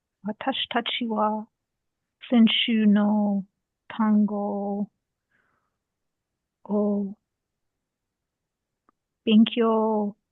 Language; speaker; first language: Japanese; non-native, learner; English